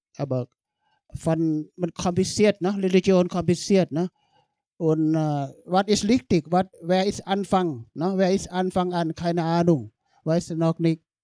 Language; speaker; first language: German; non-native, learner; Thai